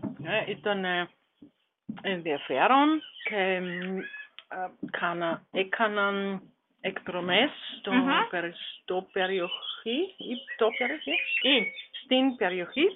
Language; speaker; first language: Greek; non-native, learner; German